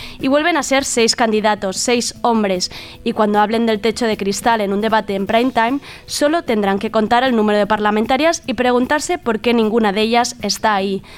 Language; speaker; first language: Spanish; native; Spanish